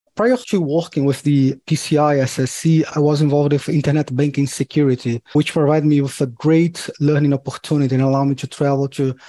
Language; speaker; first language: English; non-native, fluent; Portuguese